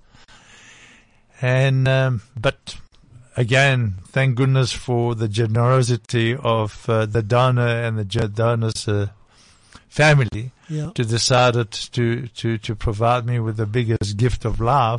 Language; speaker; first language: English; non-native, fluent; French